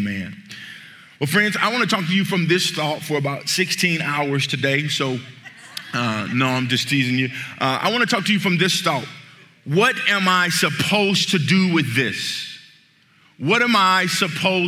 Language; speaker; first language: English; native; English